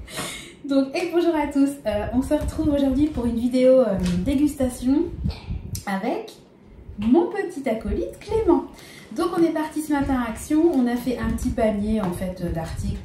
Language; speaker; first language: French; native; French